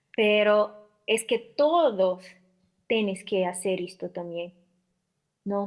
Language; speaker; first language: Spanish; non-native, learner; Portuguese